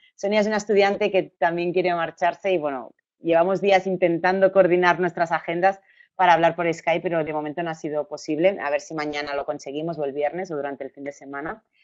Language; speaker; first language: Spanish; native; Spanish